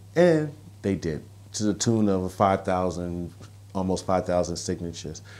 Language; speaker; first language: English; native; English